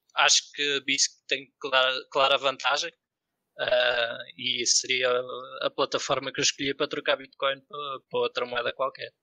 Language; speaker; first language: Portuguese; native; Portuguese